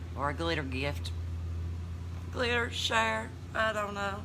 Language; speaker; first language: English; native; English